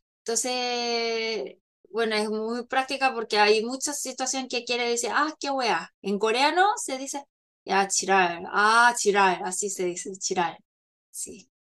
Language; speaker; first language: Spanish; non-native, fluent; Korean